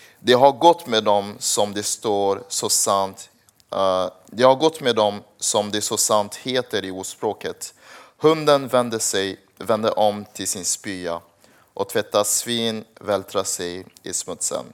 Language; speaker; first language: Swedish; early bilingual, other home language; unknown